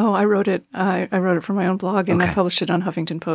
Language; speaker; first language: English; native; English